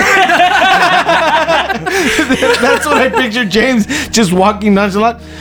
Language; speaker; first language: English; early bilingual, other home language; Spanish